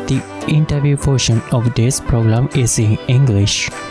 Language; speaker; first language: English; non-native, learner; Japanese